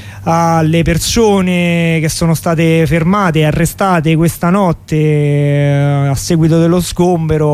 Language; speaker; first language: Italian; native; Italian